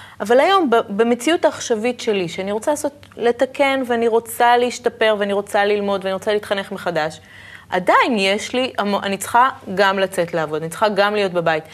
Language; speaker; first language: Hebrew; native; Hebrew